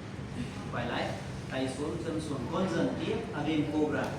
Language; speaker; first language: Vietnamese; non-native, learner; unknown